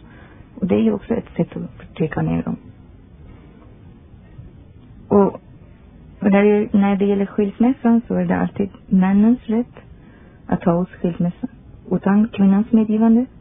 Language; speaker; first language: Swedish; non-native, fluent; Persian